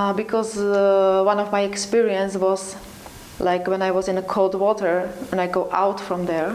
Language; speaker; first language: English; non-native, learner; Slovak